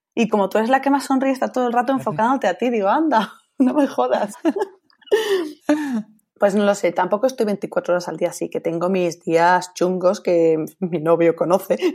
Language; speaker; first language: Spanish; native; Spanish